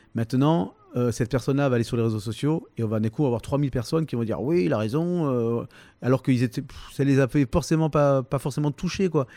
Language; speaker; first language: French; native; French